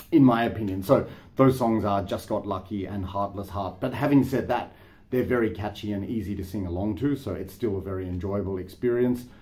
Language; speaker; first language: English; native; English